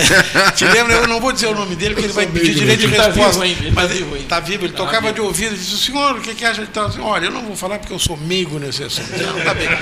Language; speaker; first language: Portuguese; native; Portuguese